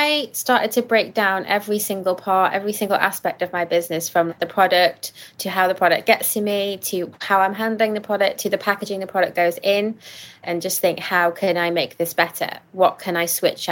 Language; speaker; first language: English; native; English